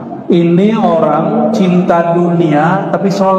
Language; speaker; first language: Indonesian; native; Indonesian